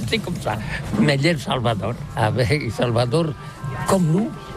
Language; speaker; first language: French; non-native, learner; Catalan